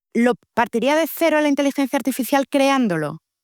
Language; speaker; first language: Spanish; native; Spanish